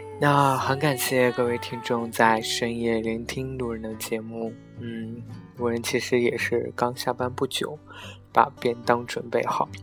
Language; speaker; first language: Chinese; native; Chinese